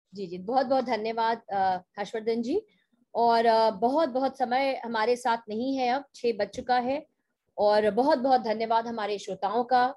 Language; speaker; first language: Hindi; native; Hindi